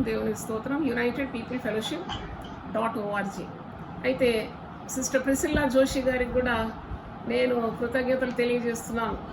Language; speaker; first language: Telugu; non-native, local second language; Malayalam